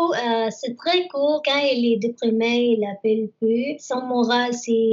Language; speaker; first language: French; non-native, learner; Arabic